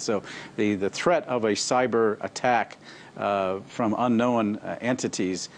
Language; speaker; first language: English; native; English